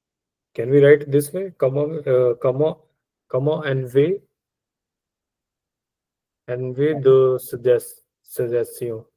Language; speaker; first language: English; non-native, local second language; Punjabi